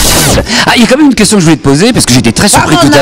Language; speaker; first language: French; native; French